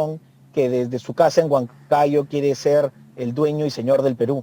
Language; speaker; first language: Spanish; native; Spanish